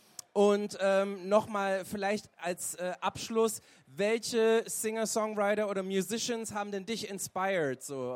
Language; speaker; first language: German; native; German